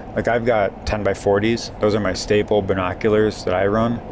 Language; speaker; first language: English; native; English